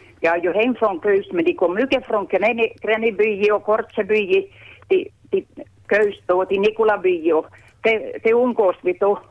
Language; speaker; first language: Swedish; native; Swedish